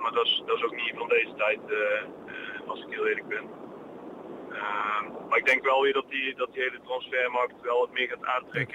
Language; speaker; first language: Dutch; native; Dutch